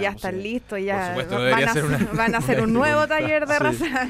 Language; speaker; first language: Spanish; native; Spanish